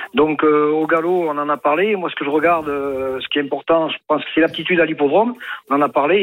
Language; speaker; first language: French; native; French